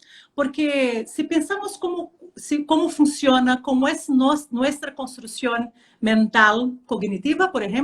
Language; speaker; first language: Spanish; non-native, fluent; Portuguese